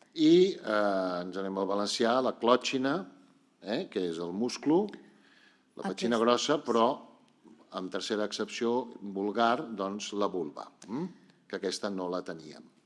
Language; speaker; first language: Catalan; native; Catalan